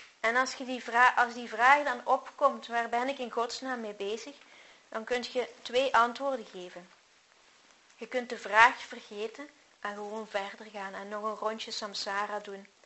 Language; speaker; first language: Dutch; native; Dutch